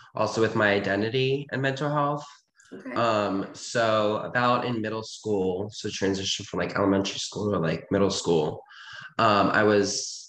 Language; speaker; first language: English; native; English